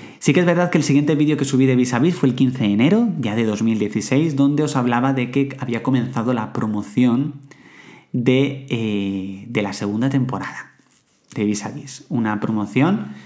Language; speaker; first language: Spanish; native; Spanish